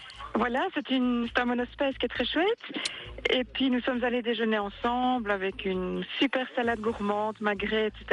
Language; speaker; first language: French; native; French